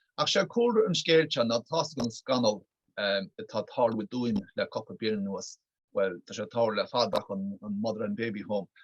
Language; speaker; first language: Irish; native; Irish